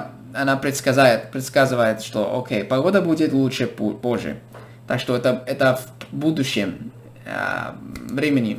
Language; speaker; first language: Russian; non-native, fluent; English